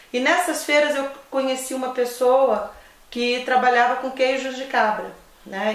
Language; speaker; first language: Portuguese; native; Portuguese